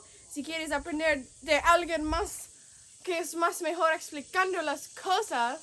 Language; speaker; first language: Spanish; non-native, fluent; English